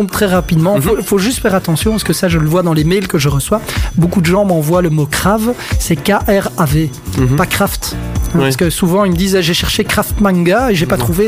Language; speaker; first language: French; native; French